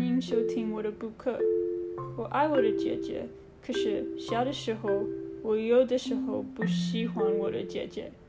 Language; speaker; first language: Chinese; non-native, learner; English